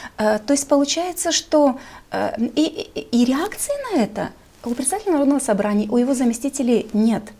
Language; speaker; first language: Russian; non-native, local second language; Gagauz